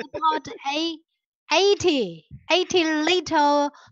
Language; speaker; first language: English; non-native, learner; Chinese